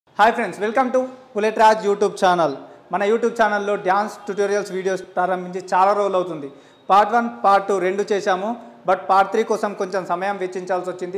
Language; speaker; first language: Telugu; native; Telugu